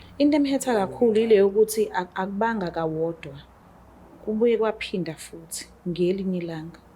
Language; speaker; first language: Zulu; native; Zulu